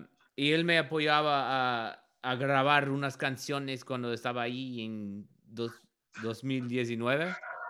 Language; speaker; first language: Spanish; non-native, learner; English